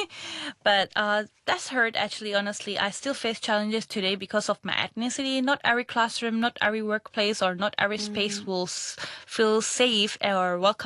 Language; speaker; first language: English; non-native, local second language; Urdu